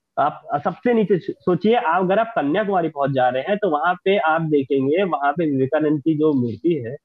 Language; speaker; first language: Hindi; native; Hindi